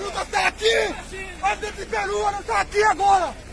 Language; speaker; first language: Portuguese; non-native, learner; Haitian Creole